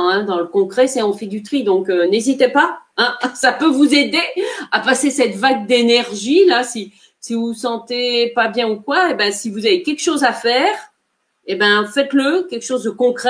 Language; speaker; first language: French; native; French